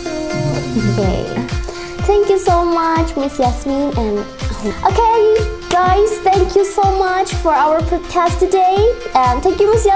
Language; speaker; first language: English; non-native, learner; Indonesian